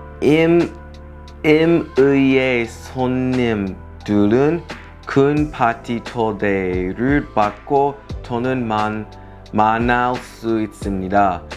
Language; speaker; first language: Korean; non-native, learner; English